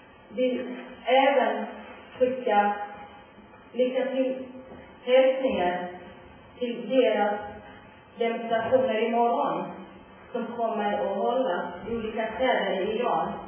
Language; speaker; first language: Swedish; non-native, learner; Persian